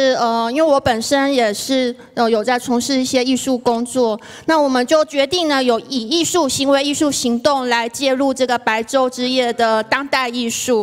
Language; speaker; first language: Chinese; native; Chinese